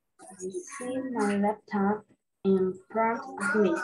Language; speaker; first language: English; non-native, learner; Portuguese